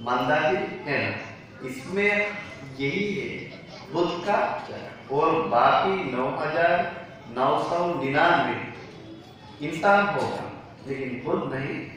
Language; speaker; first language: Hindi; non-native, learner; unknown